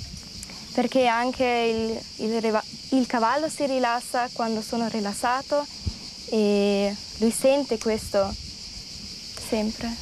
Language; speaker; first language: Italian; non-native, local second language; German